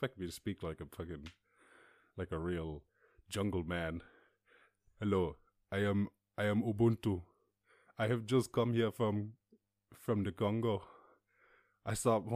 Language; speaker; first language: English; native; English